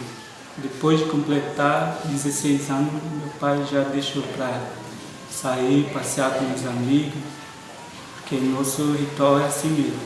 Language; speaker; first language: Portuguese; non-native, local second language; Guarani